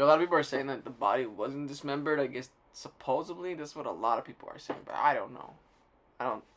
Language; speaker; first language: English; native; English